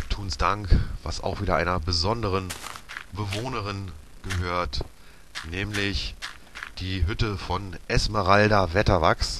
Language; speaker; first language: German; native; German